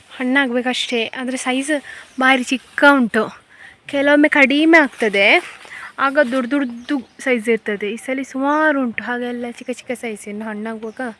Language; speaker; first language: Kannada; native; Kannada